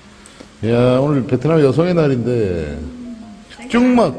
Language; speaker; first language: Korean; native; Korean